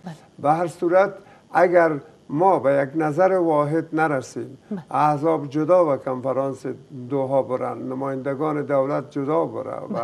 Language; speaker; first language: Persian; native; Persian